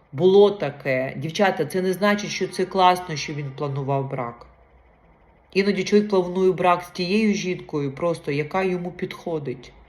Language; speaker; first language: Ukrainian; non-native, local second language; Russian